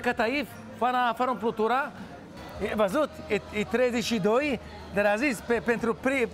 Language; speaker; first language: Romanian; non-native, fluent; Hebrew